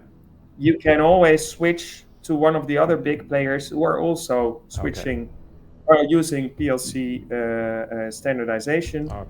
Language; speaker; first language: English; non-native, fluent; Dutch